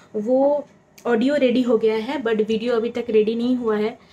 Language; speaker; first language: Hindi; non-native, local second language; Bangla